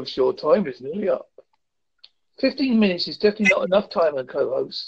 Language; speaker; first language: English; native; English